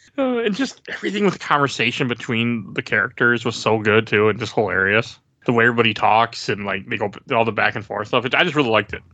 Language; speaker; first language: English; native; English